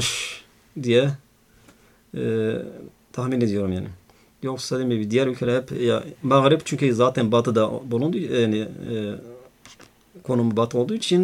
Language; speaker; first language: Turkish; non-native, fluent; Arabic